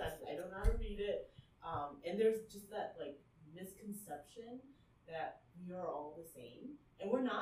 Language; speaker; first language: English; early bilingual, other home language; Vietnamese